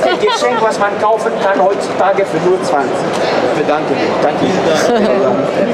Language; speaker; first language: German; non-native, fluent; Turkish